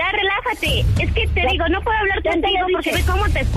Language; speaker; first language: Spanish; native; Spanish